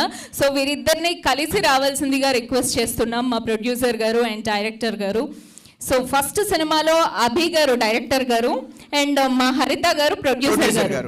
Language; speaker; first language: Telugu; native; Telugu